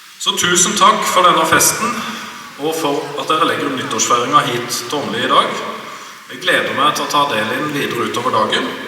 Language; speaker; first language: Norwegian; native; Norwegian